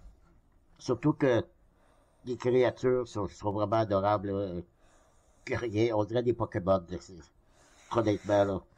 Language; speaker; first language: French; native; French